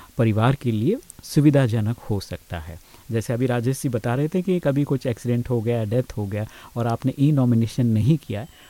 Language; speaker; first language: Hindi; native; Hindi